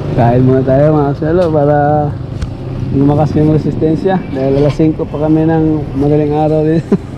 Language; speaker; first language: Filipino; non-native, local second language; Cebuano